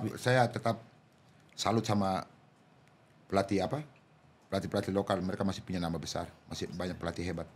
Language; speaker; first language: Indonesian; non-native, local second language; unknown